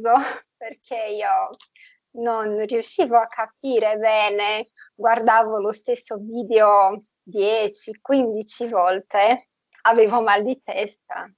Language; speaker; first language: Italian; non-native, fluent; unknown